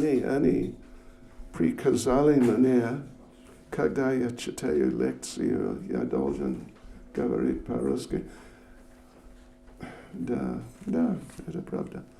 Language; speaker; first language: Russian; non-native, learner; English